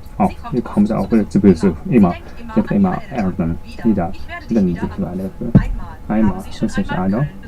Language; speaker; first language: German; non-native, learner; Japanese